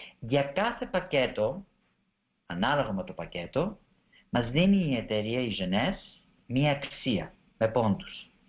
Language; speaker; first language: Greek; early bilingual, heritage; Greek